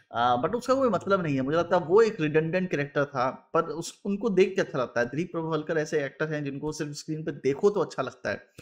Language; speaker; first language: Hindi; native; Hindi